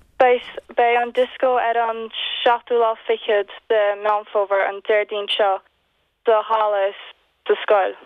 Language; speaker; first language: Irish; native; Irish